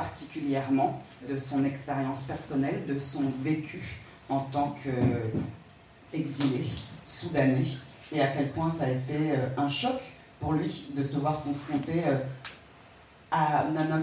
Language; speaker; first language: French; native; French